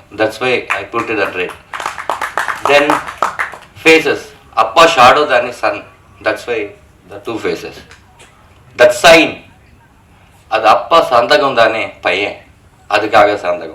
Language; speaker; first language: Tamil; non-native, learner; Telugu